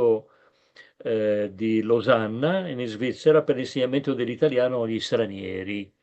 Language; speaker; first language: Italian; native; Italian